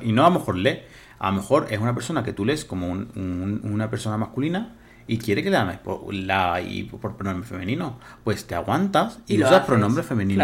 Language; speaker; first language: Spanish; native; Spanish